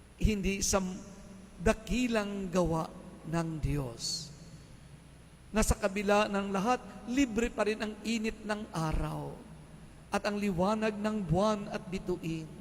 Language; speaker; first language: Filipino; non-native, local second language; Hiligaynon